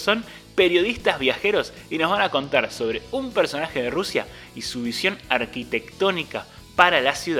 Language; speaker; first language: Spanish; native; Spanish